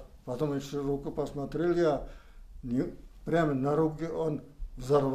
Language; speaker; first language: Russian; non-native, local second language; Tatar